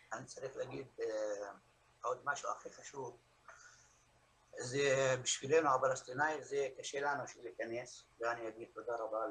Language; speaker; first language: Hebrew; non-native, local second language; Arabic